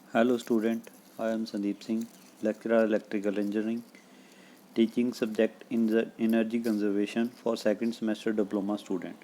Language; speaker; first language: English; non-native, local second language; Punjabi